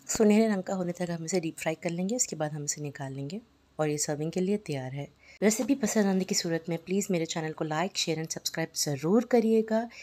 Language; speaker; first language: Hindi; non-native, local second language; Urdu